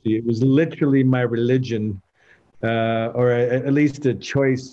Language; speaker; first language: English; native; English